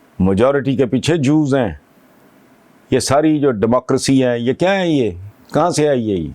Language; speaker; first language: Urdu; non-native, local second language; Punjabi